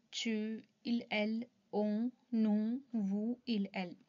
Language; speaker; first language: French; non-native, fluent; Urdu